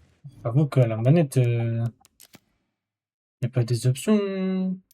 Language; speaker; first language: French; native; French